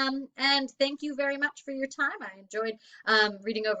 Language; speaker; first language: English; native; English